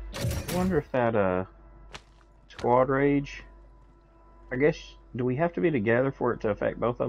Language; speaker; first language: English; native; English